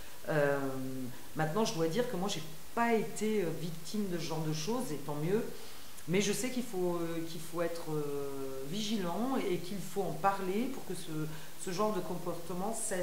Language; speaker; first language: French; native; French